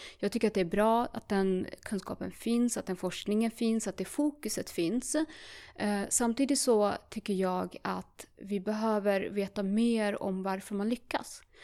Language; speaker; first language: Swedish; early bilingual, other home language; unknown